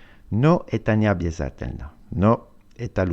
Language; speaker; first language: Russian; non-native, learner; French